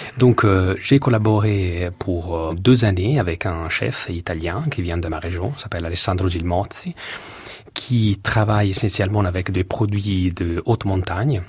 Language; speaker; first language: French; non-native, fluent; Italian